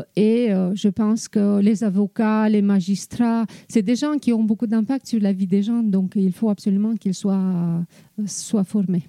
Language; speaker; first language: French; non-native, fluent; Romanian